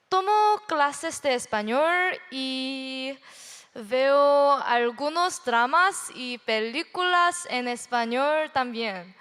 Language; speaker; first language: Spanish; non-native, learner; English